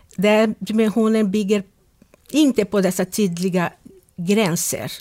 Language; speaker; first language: Swedish; non-native, fluent; Portuguese